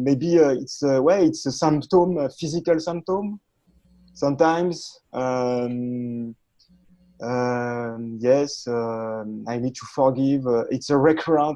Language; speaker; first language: English; non-native, learner; French